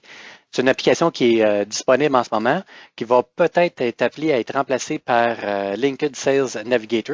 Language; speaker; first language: French; native; French